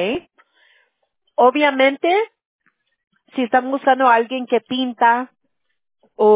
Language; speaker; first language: Spanish; early bilingual, heritage; Spanish